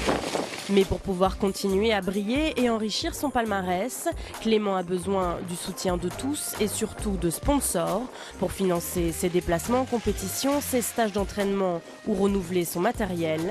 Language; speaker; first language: French; native; French